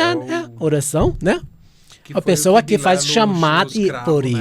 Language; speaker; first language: Portuguese; non-native, fluent; Arabic